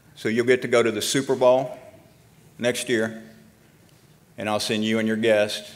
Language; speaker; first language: English; native; English